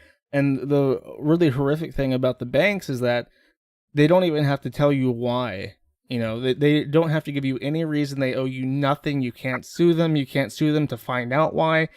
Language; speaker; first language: English; native; English